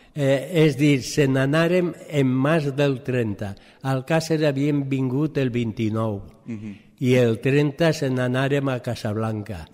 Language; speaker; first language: Catalan; early bilingual, other home language; French